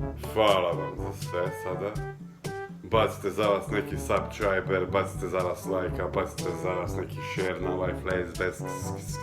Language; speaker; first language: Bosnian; non-native, local second language; Hungarian